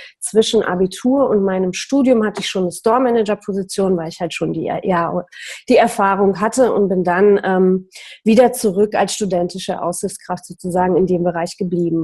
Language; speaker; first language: German; early bilingual, other home language; Polish